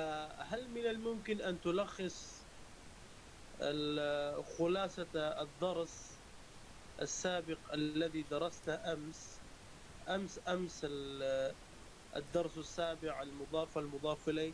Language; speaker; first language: Arabic; non-native, fluent; Urdu